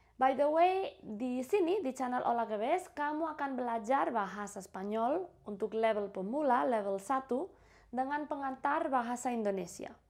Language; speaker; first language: Indonesian; non-native, fluent; Spanish